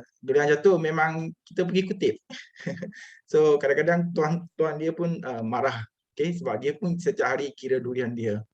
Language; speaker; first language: Malay; non-native, local second language; Chinese